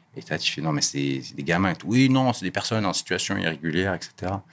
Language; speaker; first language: French; native; French